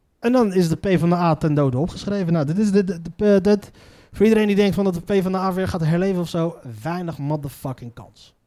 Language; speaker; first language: Dutch; early bilingual, other home language; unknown